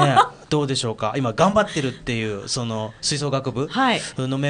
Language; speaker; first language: Japanese; native; Japanese